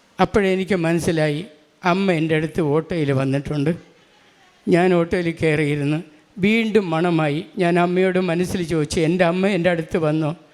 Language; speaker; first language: Malayalam; non-native, local second language; Tamil